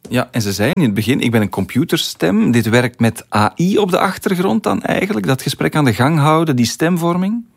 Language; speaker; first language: Dutch; native; Dutch